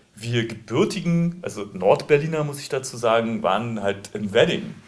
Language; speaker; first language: German; native; German